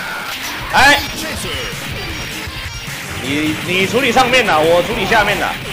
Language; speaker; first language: Chinese; native; Chinese